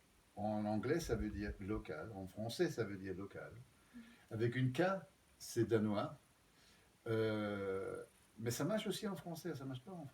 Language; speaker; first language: French; non-native, fluent; Danish